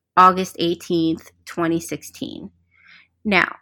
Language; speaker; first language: English; native; English